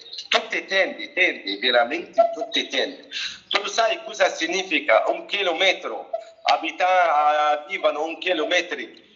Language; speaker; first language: Italian; non-native, learner; Arabic